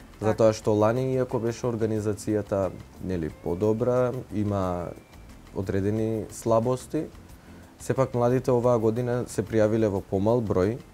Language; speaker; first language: Macedonian; non-native, local second language; Turkish